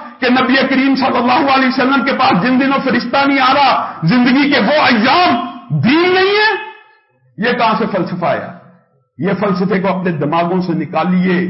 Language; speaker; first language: Urdu; native; Urdu